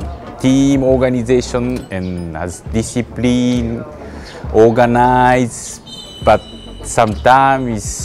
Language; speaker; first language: English; non-native, learner; Japanese